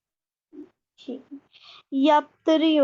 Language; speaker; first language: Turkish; non-native, learner; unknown